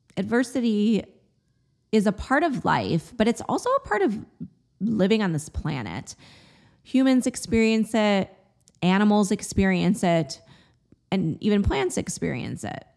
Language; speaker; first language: English; native; English